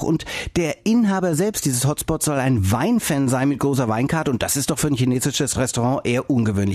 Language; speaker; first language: German; native; German